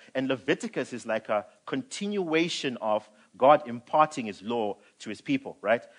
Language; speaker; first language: English; non-native, local second language; Shona